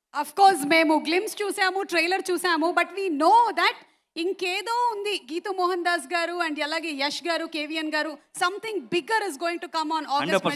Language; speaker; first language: Telugu; native; Telugu